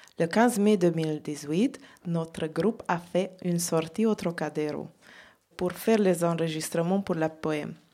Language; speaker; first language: French; non-native, learner; Hungarian